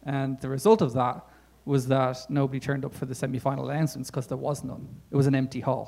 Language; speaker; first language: English; native; English